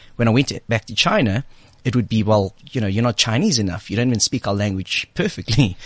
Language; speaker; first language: English; native; English